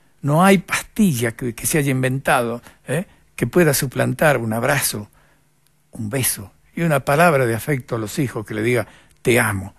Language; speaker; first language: Spanish; native; Spanish